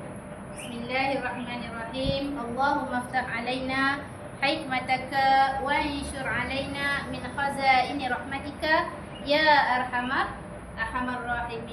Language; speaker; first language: Arabic; non-native, learner; Malay